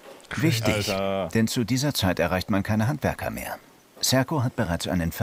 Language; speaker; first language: German; native; German